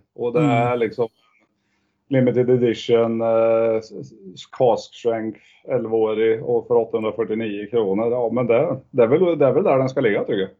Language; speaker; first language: Swedish; non-native, fluent; English